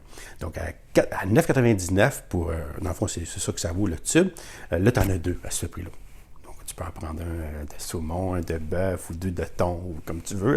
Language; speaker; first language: French; native; French